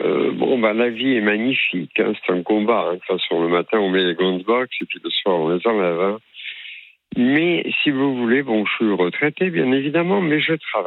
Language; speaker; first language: French; native; French